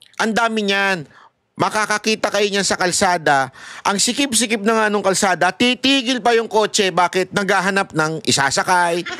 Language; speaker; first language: Filipino; native; Filipino